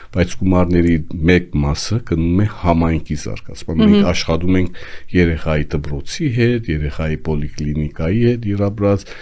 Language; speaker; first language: Armenian; native; Armenian